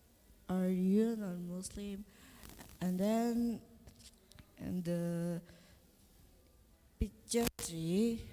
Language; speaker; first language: English; non-native, learner; Indonesian